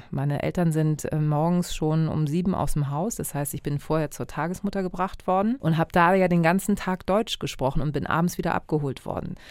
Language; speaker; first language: German; early bilingual, other home language; Greek